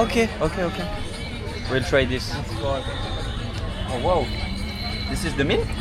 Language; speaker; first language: English; non-native, learner; French